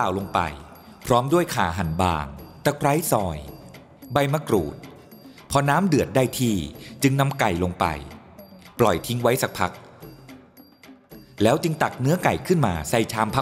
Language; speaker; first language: Thai; native; Thai